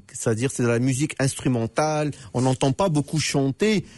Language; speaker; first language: French; native; French